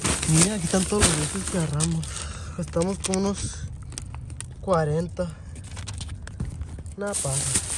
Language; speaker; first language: Spanish; early bilingual, heritage; Spanish